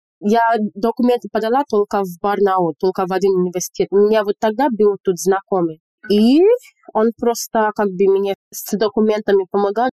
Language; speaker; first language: Russian; non-native, fluent; English